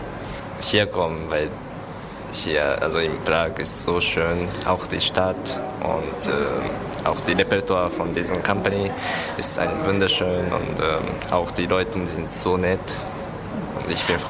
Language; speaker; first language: German; non-native, learner; Japanese